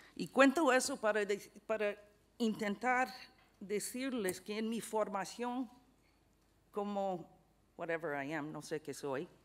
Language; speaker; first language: Spanish; non-native, fluent; English